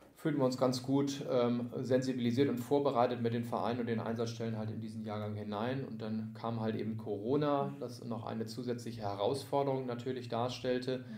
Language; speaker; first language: German; native; German